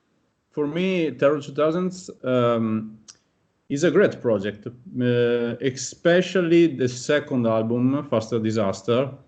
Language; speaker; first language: English; non-native, fluent; Italian